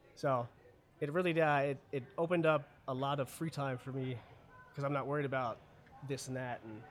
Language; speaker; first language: English; early bilingual, other home language; German